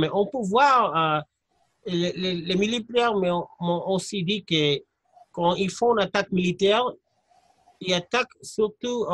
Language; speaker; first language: French; non-native, fluent; English